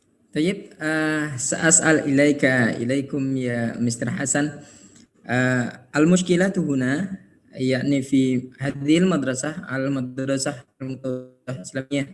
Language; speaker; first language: Arabic; non-native, learner; Indonesian